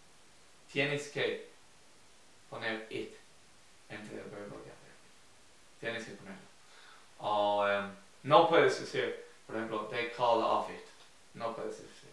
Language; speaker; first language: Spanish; non-native, fluent; English